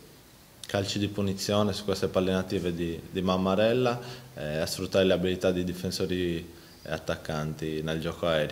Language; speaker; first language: Italian; native; Italian